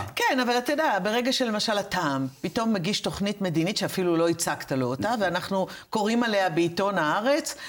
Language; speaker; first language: Hebrew; native; Hebrew